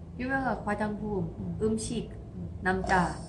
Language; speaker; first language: Korean; non-native, learner; Thai